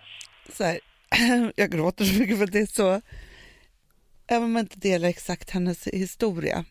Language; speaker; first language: Swedish; native; Swedish